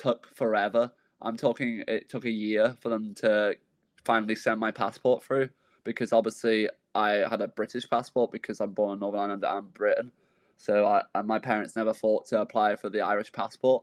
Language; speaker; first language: English; native; English